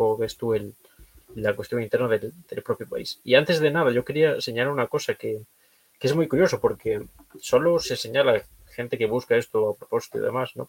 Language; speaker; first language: Spanish; native; Spanish